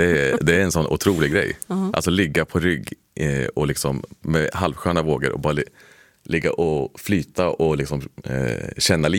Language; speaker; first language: Swedish; native; Swedish